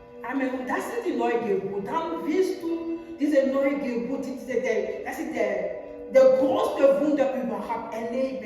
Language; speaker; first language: German; non-native, learner; French